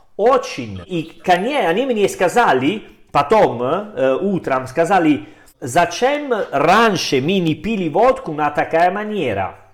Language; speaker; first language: Russian; non-native, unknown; Italian